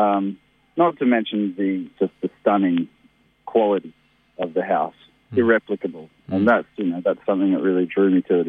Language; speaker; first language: English; native; English